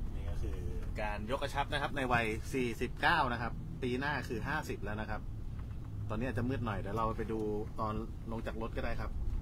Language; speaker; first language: Thai; native; Thai